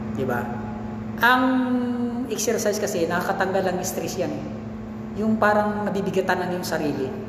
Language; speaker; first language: Filipino; non-native, local second language; Cebuano